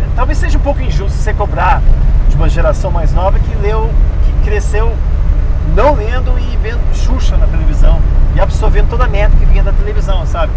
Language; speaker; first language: Portuguese; early bilingual, other home language; English